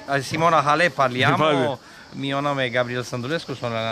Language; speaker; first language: Italian; non-native, fluent; Romanian